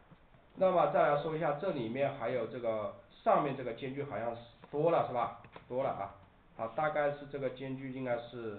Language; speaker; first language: Chinese; native; Chinese